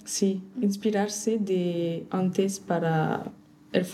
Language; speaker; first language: Spanish; non-native, fluent; French